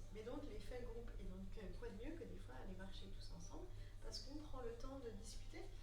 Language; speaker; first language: French; native; French